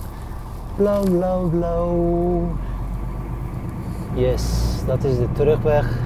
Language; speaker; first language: Dutch; non-native, fluent; Turkish